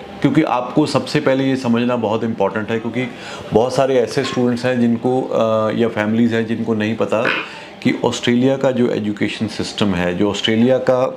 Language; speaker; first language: Hindi; native; Hindi